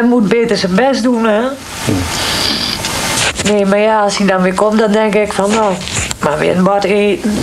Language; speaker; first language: Dutch; native; Dutch